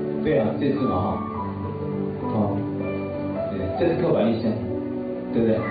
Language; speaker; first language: Chinese; native; Chinese